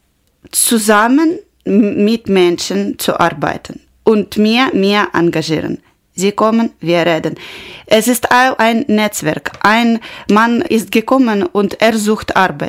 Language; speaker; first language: German; non-native, learner; Ukrainian